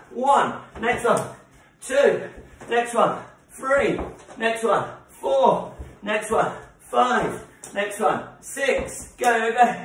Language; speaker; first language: English; native; English